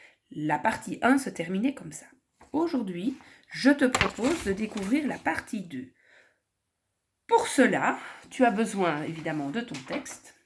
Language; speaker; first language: French; native; French